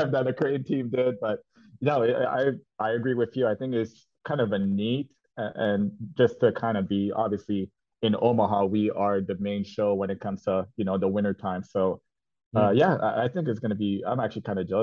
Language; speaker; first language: English; native; English